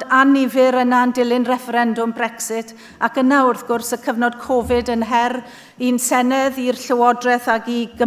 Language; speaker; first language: Welsh; native; Welsh